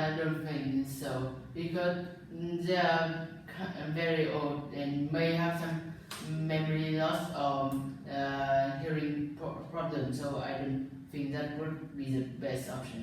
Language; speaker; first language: English; non-native, learner; Vietnamese